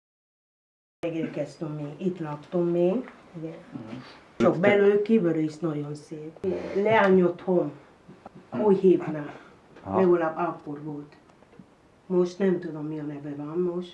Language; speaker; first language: Hungarian; non-native, learner; Spanish